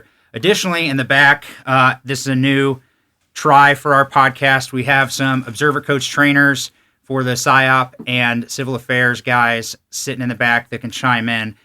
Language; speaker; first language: English; native; English